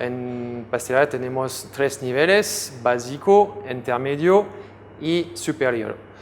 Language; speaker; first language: Spanish; non-native, fluent; French